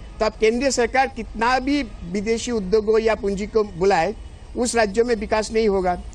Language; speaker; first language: Hindi; non-native, local second language; Bangla